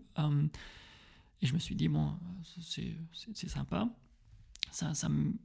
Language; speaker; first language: French; early bilingual, heritage; French